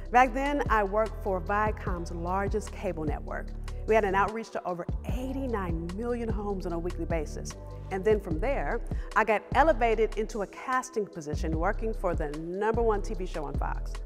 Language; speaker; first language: English; native; English